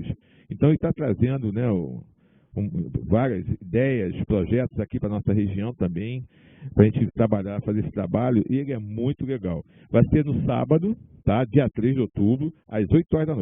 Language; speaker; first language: Portuguese; native; Portuguese